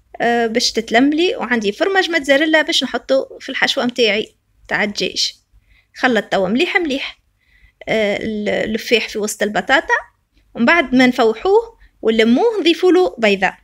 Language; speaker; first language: Arabic; native; Arabic